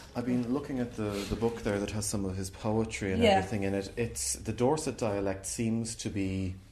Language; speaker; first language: English; native; English